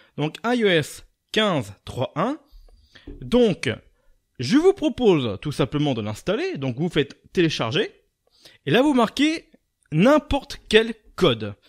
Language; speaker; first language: French; native; French